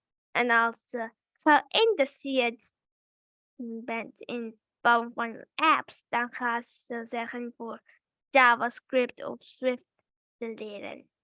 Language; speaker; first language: Dutch; early bilingual, other home language; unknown